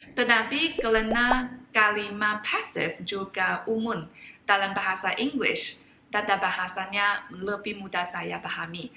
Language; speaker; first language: Indonesian; non-native, fluent; Chinese